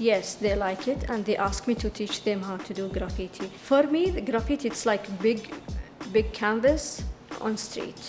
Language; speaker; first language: English; non-native, learner; Arabic